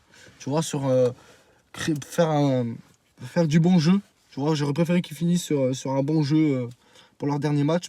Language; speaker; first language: French; native; French